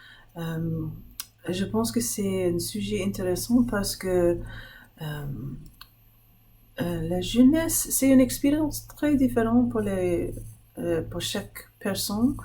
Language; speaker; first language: French; non-native, fluent; English